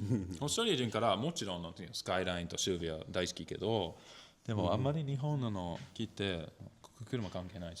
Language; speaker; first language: Japanese; non-native, learner; English